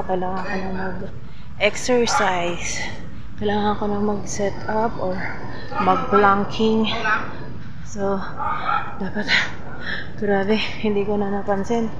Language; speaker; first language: Filipino; non-native, local second language; Hiligaynon